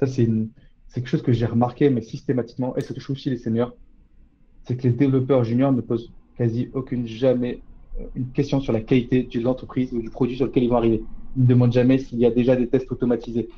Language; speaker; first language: French; native; French